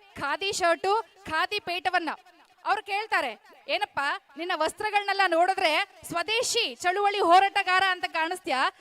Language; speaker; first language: Kannada; native; Kannada